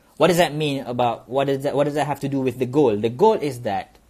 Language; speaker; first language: English; non-native, local second language; Malay